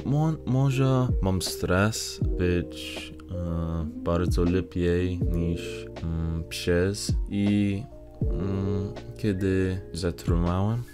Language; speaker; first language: Polish; non-native, learner; English